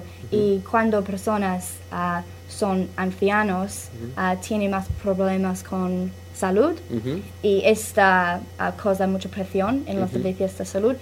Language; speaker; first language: Spanish; non-native, learner; English